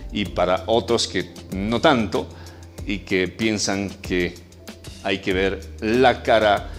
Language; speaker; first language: Spanish; native; Spanish